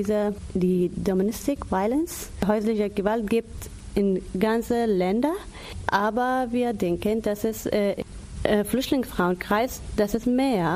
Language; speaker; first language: German; non-native, learner; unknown